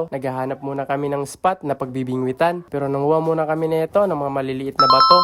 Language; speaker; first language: Filipino; native; Filipino